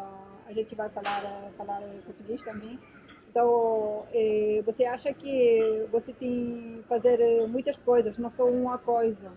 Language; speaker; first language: Portuguese; non-native, fluent; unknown